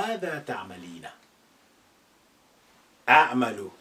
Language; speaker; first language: Arabic; non-native, fluent; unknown